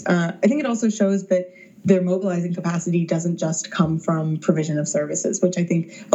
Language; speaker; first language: English; native; English